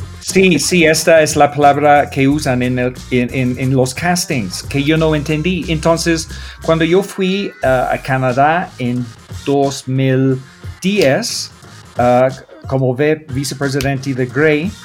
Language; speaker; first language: Spanish; non-native, fluent; English